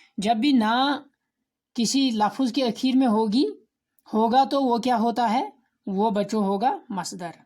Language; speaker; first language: Urdu; non-native, local second language; Kashmiri